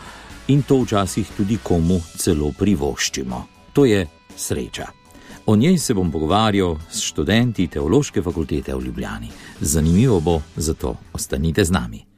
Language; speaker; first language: Slovenian; native; Slovenian